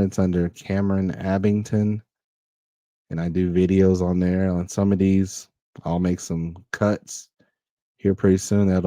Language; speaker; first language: English; native; English